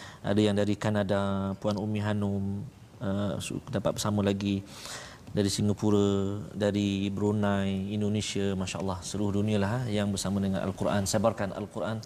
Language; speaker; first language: Malay; native; Malay